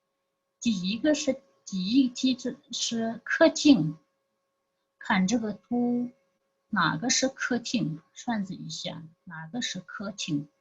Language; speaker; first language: Chinese; non-native, fluent; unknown